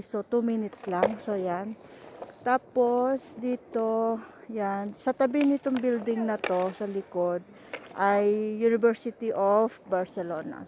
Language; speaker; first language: Filipino; native; Filipino